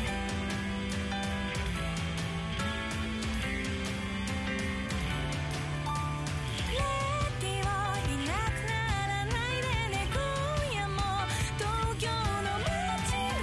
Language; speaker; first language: English; non-native, fluent; Portuguese